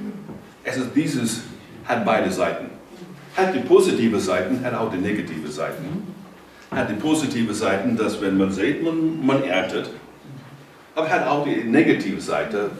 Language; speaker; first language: German; non-native, learner; English